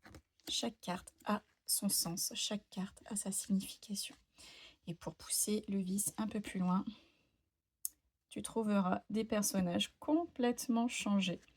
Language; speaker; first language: French; native; French